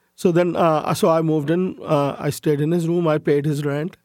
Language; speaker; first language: English; non-native, local second language; Urdu